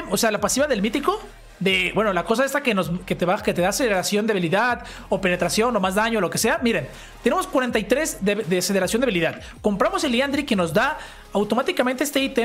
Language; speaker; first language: Spanish; native; Spanish